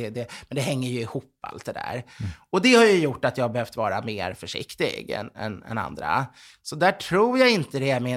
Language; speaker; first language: Swedish; native; Swedish